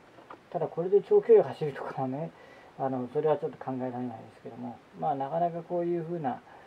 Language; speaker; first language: Japanese; native; Japanese